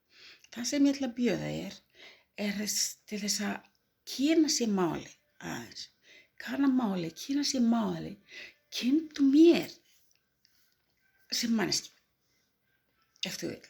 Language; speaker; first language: Icelandic; non-native, learner; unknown